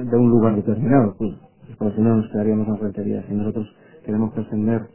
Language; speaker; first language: Spanish; non-native, local second language; Basque